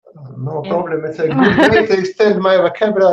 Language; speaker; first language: English; non-native, learner; Russian